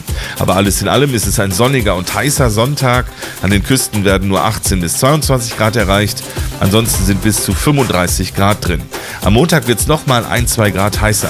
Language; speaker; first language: German; native; German